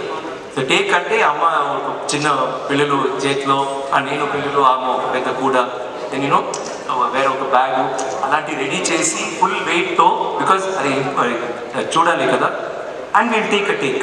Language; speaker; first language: Telugu; non-native, fluent; Tamil